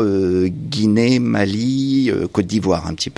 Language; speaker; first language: French; native; French